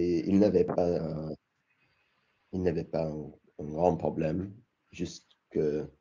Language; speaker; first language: French; non-native, learner; English